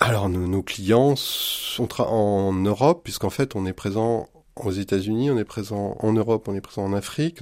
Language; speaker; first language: French; native; French